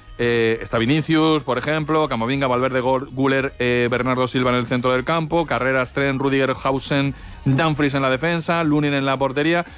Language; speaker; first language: Spanish; native; Spanish